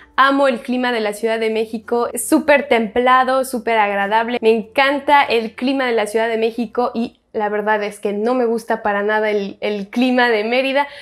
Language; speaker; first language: Spanish; non-native, fluent; French